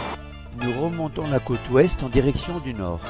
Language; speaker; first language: French; native; French